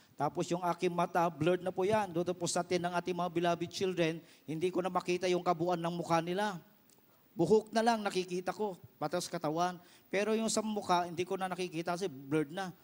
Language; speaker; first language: Filipino; non-native, local second language; Iloko